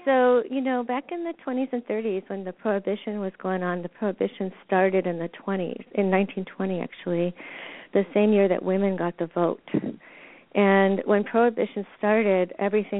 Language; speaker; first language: English; native; English